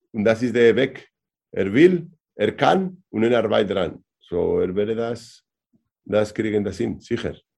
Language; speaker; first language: German; non-native, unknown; Spanish